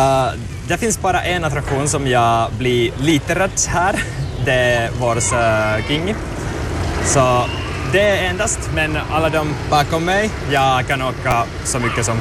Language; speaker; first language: Swedish; non-native, learner; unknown